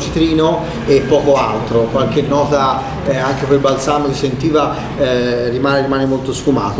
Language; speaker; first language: Italian; native; Italian